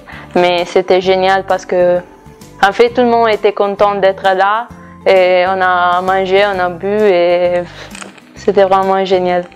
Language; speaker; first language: French; non-native, fluent; Italian